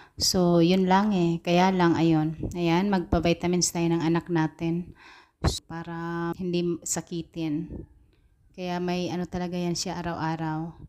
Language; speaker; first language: Filipino; non-native, local second language; Cebuano